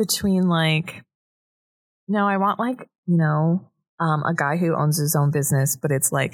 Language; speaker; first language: English; native; English